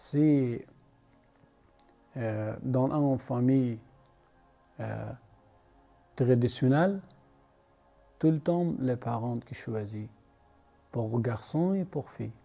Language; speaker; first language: French; non-native, learner; Persian